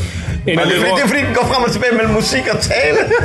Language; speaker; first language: Danish; native; Danish